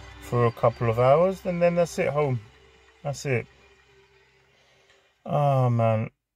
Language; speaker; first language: English; early bilingual, other home language; Greek